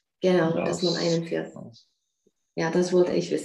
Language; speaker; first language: German; non-native, fluent; Czech